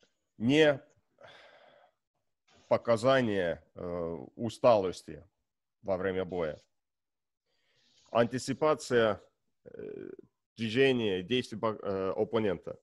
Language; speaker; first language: Russian; non-native, learner; Estonian